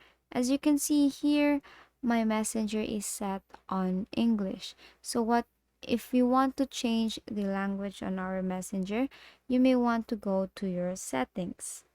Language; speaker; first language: English; non-native, local second language; Filipino